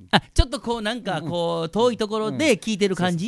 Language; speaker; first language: Japanese; native; Japanese